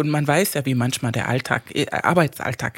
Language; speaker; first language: German; non-native, fluent; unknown